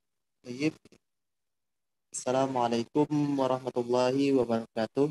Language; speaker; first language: Arabic; non-native, learner; Indonesian